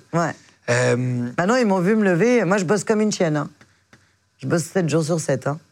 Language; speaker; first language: French; native; French